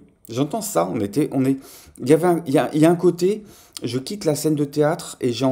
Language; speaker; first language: French; native; French